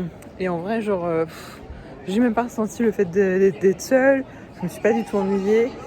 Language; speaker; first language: French; native; French